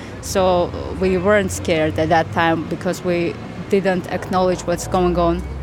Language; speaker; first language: English; non-native, fluent; Armenian